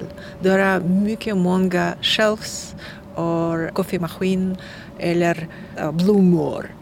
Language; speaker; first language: Swedish; non-native, learner; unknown